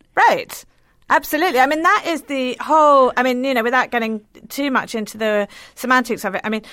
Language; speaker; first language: English; native; English